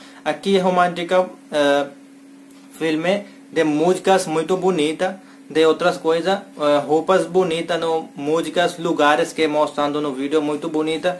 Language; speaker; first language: Portuguese; non-native, learner; Hindi